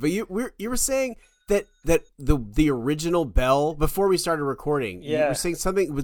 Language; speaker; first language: English; native; English